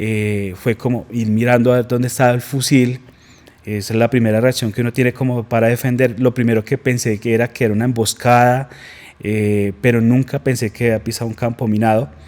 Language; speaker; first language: Spanish; native; Spanish